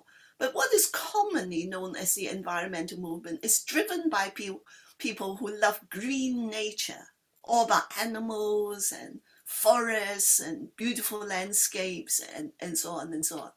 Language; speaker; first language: English; non-native, local second language; Cantonese